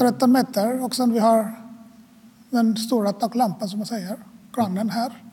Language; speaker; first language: Swedish; non-native, fluent; Arabic